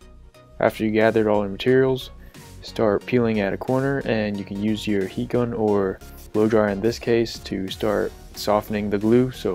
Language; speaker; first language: English; native; English